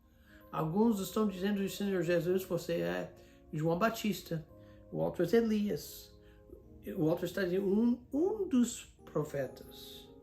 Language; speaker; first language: Portuguese; non-native, fluent; English